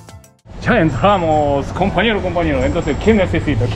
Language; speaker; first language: Spanish; non-native, learner; Japanese